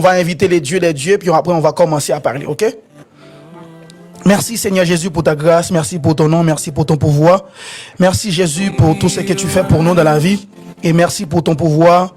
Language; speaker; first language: French; non-native, local second language; Haitian Creole